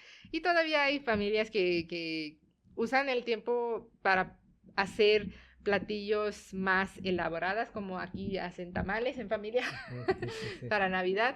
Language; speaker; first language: Spanish; non-native, fluent; Tamil